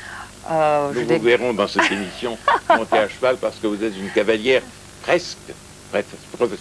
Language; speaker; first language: French; early bilingual, other home language; Russian